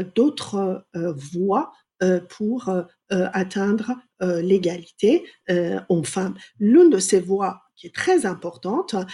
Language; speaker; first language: French; non-native, fluent; Persian